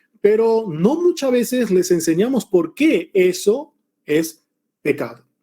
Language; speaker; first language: Spanish; early bilingual, other home language; Korean